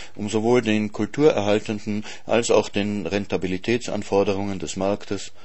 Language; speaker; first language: German; native; German